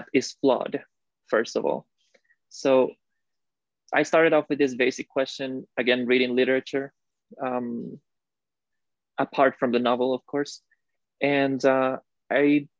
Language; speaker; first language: English; non-native, fluent; Spanish